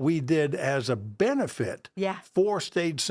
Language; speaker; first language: English; native; English